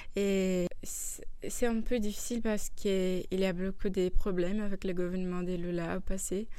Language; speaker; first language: French; non-native, fluent; Portuguese